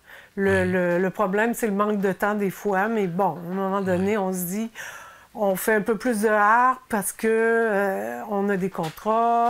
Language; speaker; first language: French; native; French